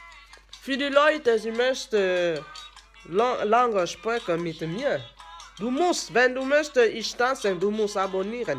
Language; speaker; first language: German; non-native, learner; French